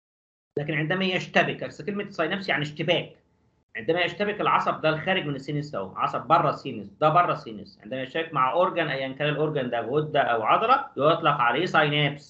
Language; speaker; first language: Arabic; native; Arabic